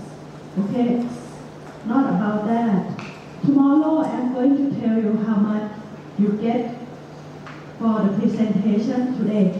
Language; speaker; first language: English; non-native, fluent; Thai